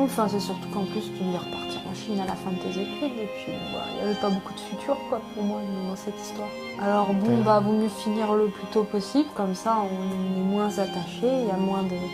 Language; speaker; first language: French; native; French